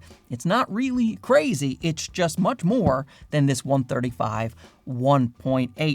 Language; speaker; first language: English; native; English